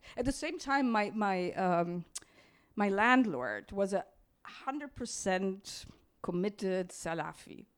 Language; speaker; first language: English; non-native, fluent; German